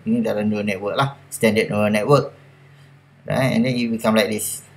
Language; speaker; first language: English; non-native, local second language; Malay